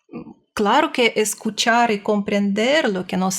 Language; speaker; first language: Spanish; non-native, learner; Russian